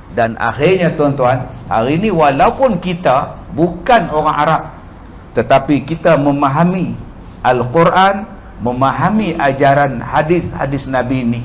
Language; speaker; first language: Malay; native; Malay